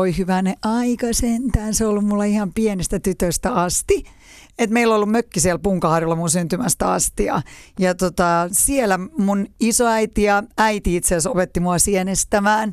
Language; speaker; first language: Finnish; native; Finnish